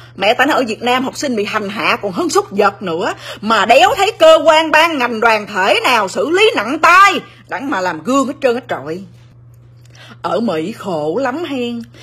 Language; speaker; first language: Vietnamese; native; Vietnamese